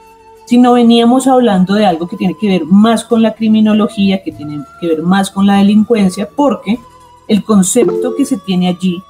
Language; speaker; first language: Spanish; native; Spanish